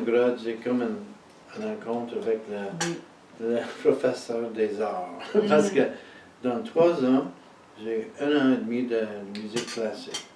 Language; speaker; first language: French; non-native, learner; English